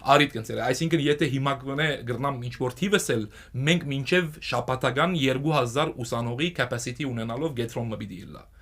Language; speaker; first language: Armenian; native; Armenian